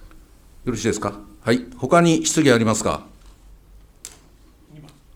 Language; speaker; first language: Japanese; native; Japanese